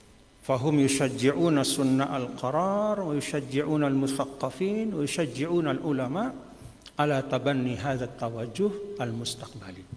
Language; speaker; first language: Arabic; non-native, fluent; Sasak